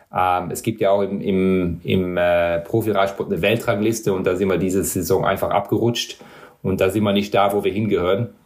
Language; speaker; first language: German; non-native, local second language; Luxembourgish